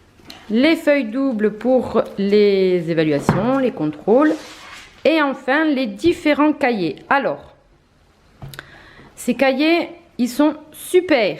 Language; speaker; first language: French; native; French